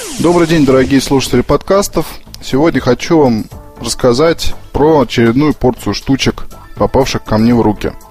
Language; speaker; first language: Russian; native; Russian